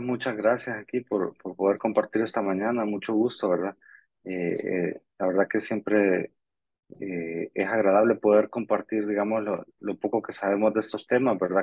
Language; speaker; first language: Spanish; native; Spanish